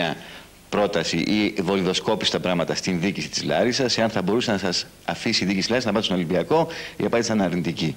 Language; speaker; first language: Greek; native; Greek